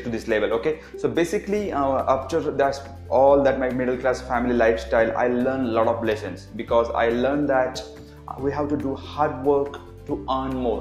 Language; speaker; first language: English; non-native, local second language; Marathi